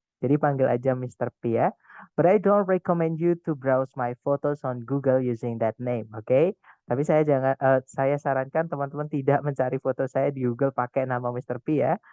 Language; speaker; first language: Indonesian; non-native, local second language; Javanese